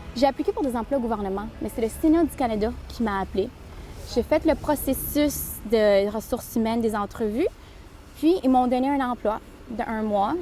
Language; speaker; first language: French; early bilingual, other home language; Spanish